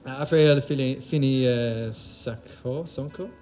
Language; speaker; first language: French; non-native, learner; English